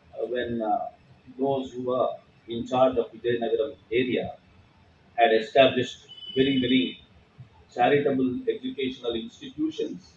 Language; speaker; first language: English; non-native, local second language; Telugu